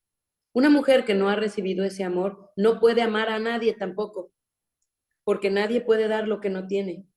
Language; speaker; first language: Spanish; native; Spanish